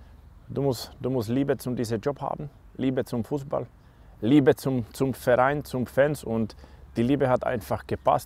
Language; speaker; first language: German; non-native, learner; Slovak